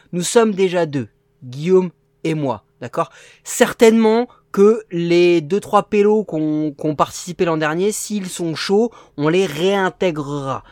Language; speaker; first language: French; native; French